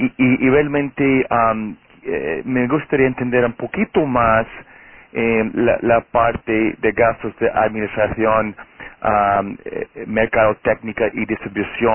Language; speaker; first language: Spanish; non-native, fluent; Portuguese